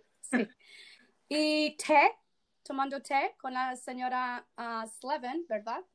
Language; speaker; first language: Spanish; non-native, fluent; English